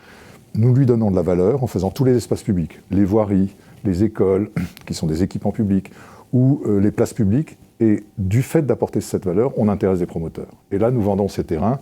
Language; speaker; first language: French; native; French